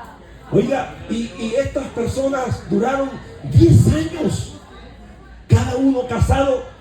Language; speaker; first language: Spanish; native; Spanish